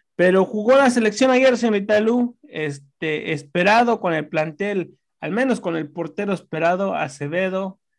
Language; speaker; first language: Spanish; native; Spanish